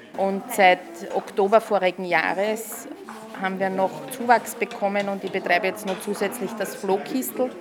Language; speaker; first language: German; native; German